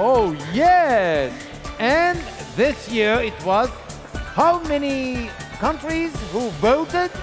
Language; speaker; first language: English; non-native, fluent; Turkish